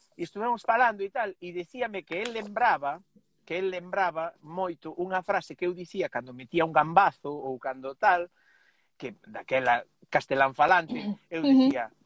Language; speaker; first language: Galician; non-native, local second language; Spanish